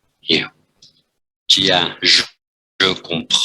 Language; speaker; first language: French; non-native, fluent; Vietnamese